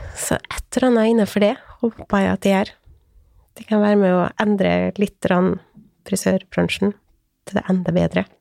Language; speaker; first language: Norwegian; native; Norwegian